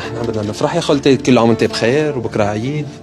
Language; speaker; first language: Arabic; native; Arabic